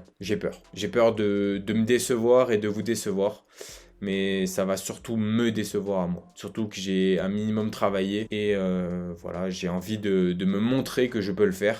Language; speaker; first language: French; native; French